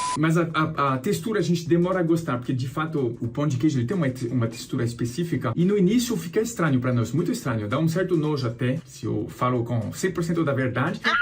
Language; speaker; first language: Portuguese; non-native, fluent; French